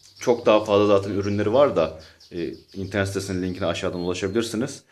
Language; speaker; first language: Turkish; native; Turkish